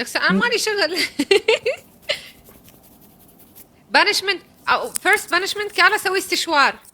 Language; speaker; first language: Arabic; native; Arabic